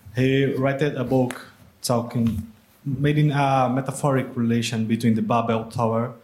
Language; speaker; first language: English; non-native, fluent; Portuguese